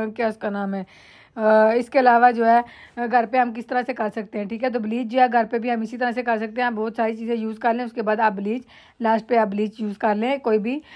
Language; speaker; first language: Urdu; non-native, local second language; Punjabi